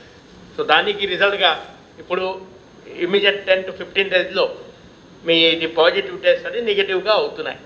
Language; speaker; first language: Telugu; non-native, local second language; Hindi